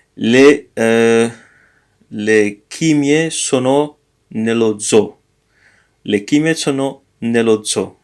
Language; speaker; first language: Italian; non-native, learner; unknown